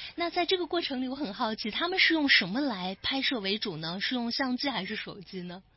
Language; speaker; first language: Chinese; native; Chinese